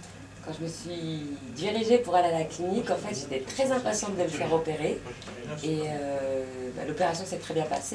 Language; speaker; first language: French; native; French